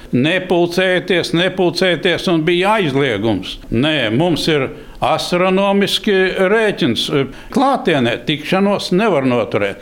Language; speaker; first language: Latvian; native; Latvian